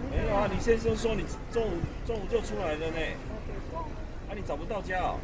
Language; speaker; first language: Chinese; native; Chinese